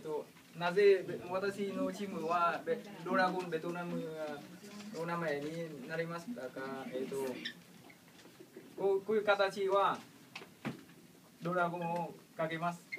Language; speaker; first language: Japanese; non-native, learner; Vietnamese